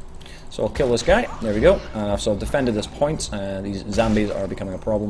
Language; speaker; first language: English; native; English